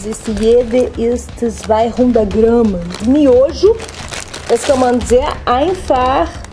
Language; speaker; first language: German; non-native, learner; Portuguese